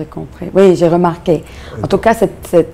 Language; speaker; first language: French; non-native, local second language; Arabic